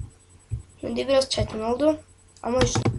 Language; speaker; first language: Turkish; non-native, learner; Azerbaijani